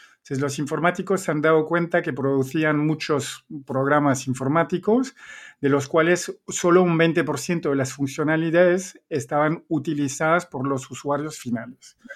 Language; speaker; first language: Spanish; non-native, fluent; French